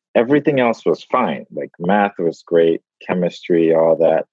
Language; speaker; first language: English; non-native, local second language; Igbo